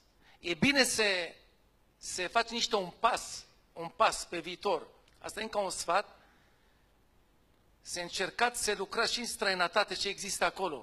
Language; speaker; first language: Romanian; non-native, fluent; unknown